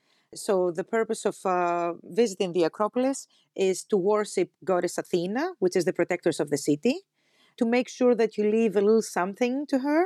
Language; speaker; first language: English; non-native, fluent; Greek